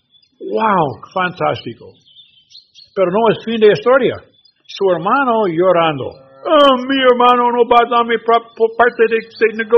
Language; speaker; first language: Spanish; non-native, learner; English